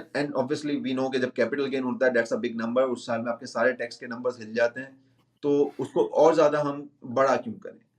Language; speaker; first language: Urdu; native; Urdu